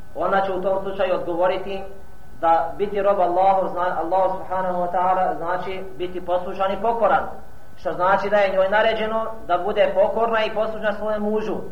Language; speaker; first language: Bosnian; non-native, fluent; Arabic